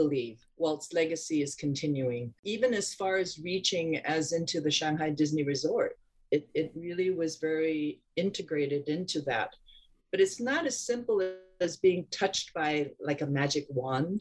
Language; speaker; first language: English; non-native, local second language; Cantonese